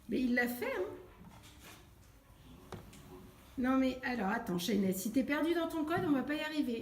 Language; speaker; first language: French; native; French